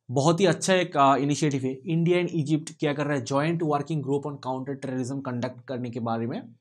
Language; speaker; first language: Hindi; non-native, local second language; Bangla